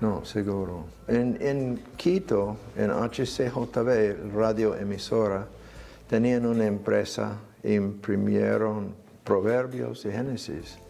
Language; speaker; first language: Spanish; non-native, fluent; English